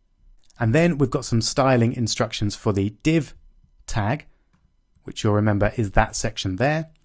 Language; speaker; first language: English; native; English